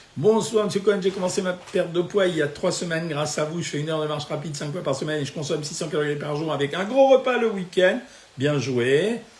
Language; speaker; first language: French; native; French